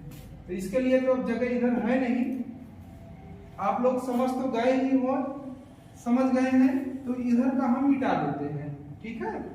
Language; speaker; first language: Hindi; native; Hindi